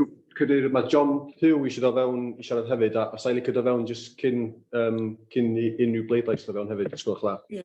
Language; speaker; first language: Welsh; native; Welsh